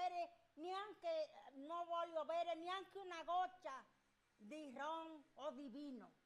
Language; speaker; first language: Italian; non-native, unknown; Spanish